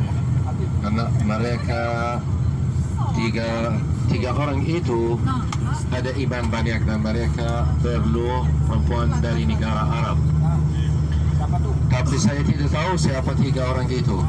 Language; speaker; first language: Indonesian; non-native, learner; Arabic